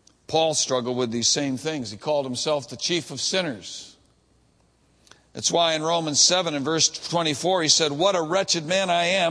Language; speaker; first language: English; native; English